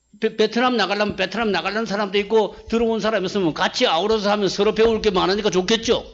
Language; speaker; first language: Korean; native; Korean